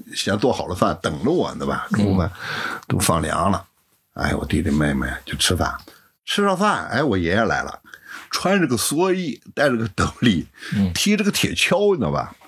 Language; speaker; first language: Chinese; native; Chinese